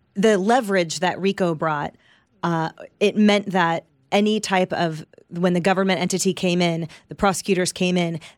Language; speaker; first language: English; early bilingual, other home language; Italian